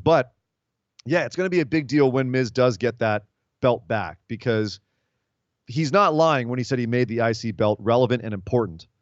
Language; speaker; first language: English; native; English